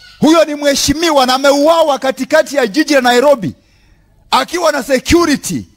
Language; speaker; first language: Swahili; non-native, local second language; Luyia